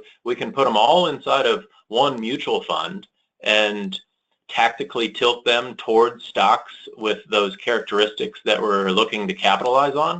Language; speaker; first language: English; native; English